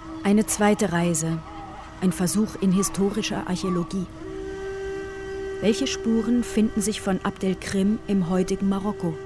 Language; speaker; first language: German; native; German